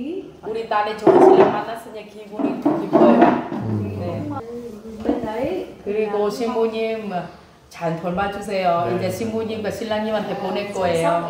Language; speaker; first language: Korean; non-native, learner; Vietnamese